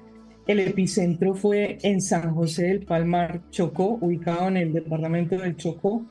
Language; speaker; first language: Spanish; native; Spanish